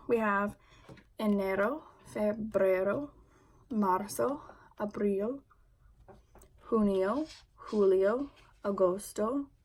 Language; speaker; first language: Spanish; non-native, learner; English